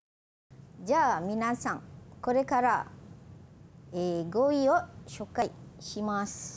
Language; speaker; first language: Japanese; non-native, fluent; Malay